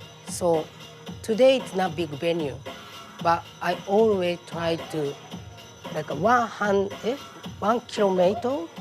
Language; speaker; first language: English; non-native, learner; Japanese